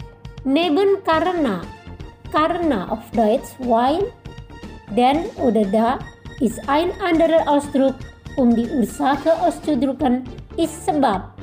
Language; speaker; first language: German; non-native, fluent; Indonesian